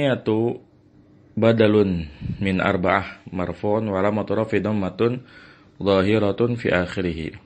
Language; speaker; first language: Arabic; non-native, fluent; Indonesian